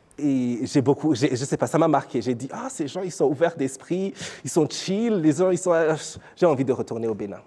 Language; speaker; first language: French; non-native, local second language; Kinyarwanda